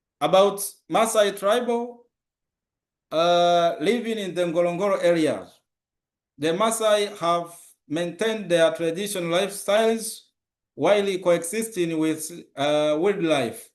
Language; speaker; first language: English; non-native, local second language; Swahili